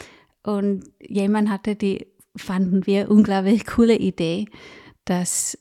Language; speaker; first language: German; non-native, fluent; English